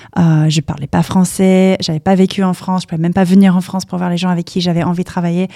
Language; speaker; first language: French; non-native, fluent; English